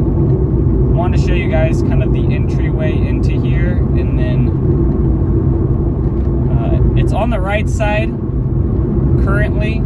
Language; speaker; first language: English; native; English